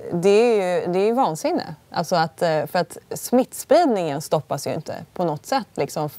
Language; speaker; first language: Swedish; early bilingual, other home language; Polish